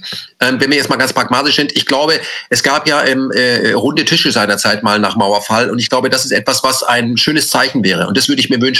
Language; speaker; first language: German; native; German